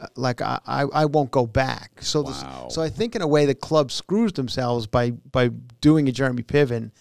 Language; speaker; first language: English; native; English